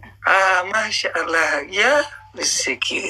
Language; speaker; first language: English; non-native, learner; Somali